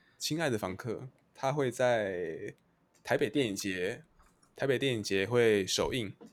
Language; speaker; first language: Chinese; native; Chinese